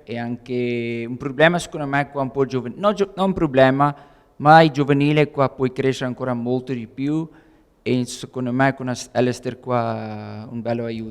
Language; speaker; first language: Italian; non-native, learner; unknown